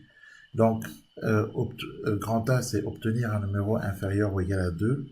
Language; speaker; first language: French; native; French